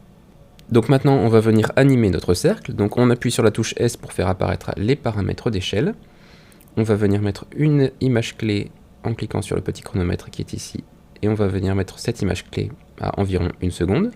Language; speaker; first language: French; native; French